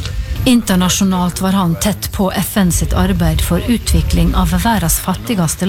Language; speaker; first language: Norwegian; native; Norwegian